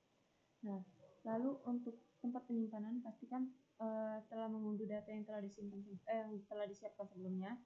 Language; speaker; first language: Indonesian; native; Indonesian